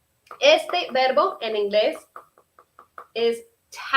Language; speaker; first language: Spanish; non-native, fluent; English